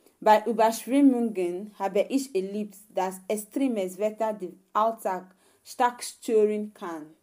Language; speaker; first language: German; non-native, fluent; Igbo